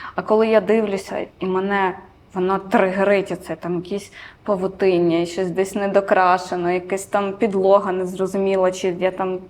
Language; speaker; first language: Ukrainian; non-native, local second language; Romanian